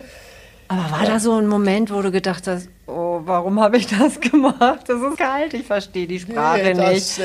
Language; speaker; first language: German; native; German